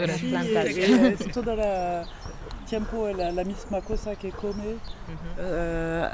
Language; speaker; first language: Spanish; non-native, learner; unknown